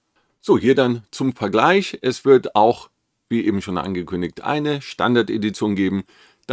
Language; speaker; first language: German; native; German